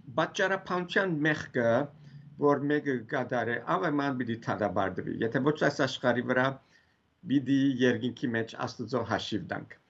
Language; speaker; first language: Armenian; native; Armenian